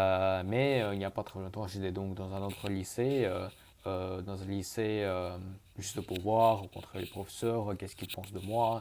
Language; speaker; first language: French; early bilingual, other home language; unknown